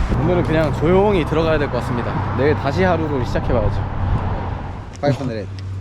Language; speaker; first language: Korean; native; Korean